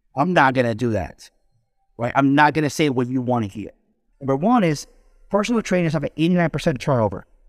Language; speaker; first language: English; early bilingual, other home language; Spanish